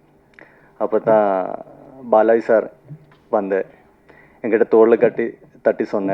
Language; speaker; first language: Tamil; non-native, fluent; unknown